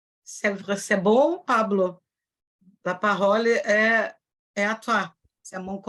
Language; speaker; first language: French; non-native, fluent; Portuguese